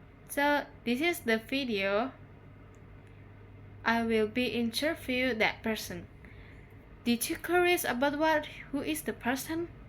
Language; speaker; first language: English; non-native, learner; Indonesian